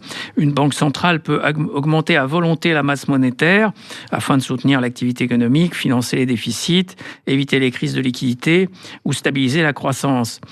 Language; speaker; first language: French; native; French